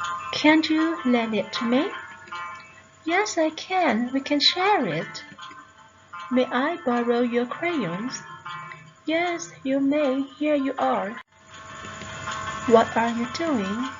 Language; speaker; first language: English; non-native, fluent; Thai